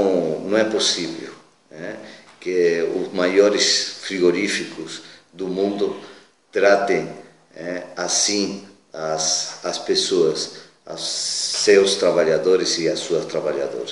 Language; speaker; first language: Portuguese; non-native, fluent; Spanish